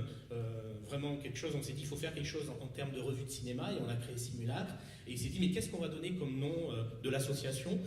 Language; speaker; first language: French; native; French